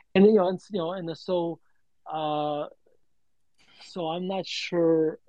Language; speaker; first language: English; non-native, fluent; Russian